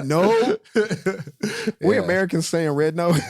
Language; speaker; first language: English; native; English